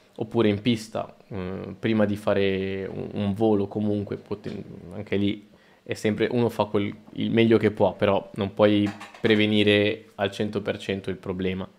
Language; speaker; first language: Italian; early bilingual, other home language; Spanish